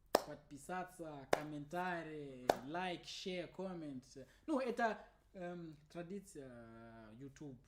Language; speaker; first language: Russian; non-native, learner; English